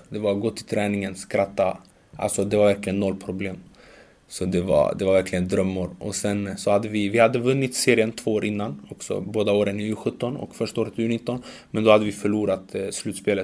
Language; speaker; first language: Swedish; early bilingual, other home language; Macedonian